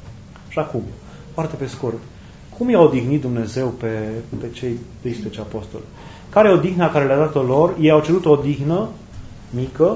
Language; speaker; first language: Romanian; native; Romanian